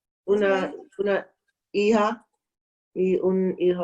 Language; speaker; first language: Spanish; non-native, learner; English